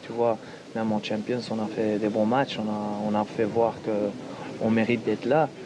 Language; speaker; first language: French; non-native, local second language; Dutch